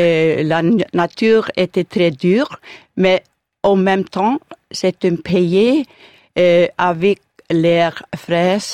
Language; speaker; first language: French; non-native, learner; Icelandic